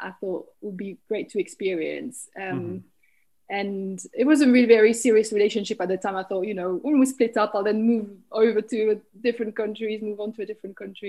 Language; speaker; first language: English; non-native, fluent; French